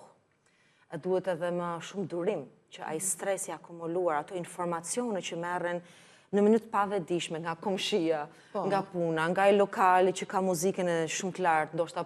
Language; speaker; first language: Albanian; native; Albanian